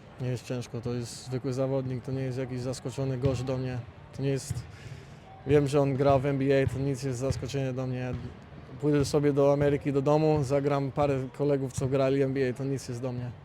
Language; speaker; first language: Polish; non-native, learner; English